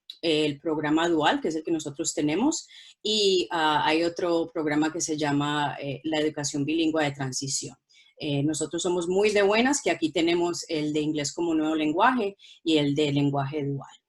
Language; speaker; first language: Spanish; non-native, local second language; English